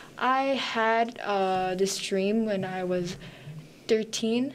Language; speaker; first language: English; non-native, learner; Korean